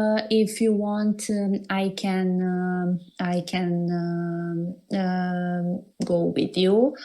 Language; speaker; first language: English; non-native, learner; Serbian